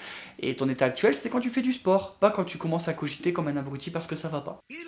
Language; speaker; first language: French; native; French